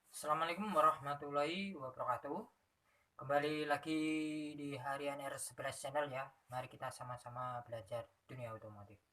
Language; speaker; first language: Indonesian; non-native, local second language; Javanese